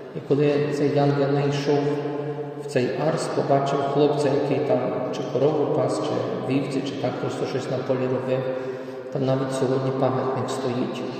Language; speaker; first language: Ukrainian; non-native, fluent; Polish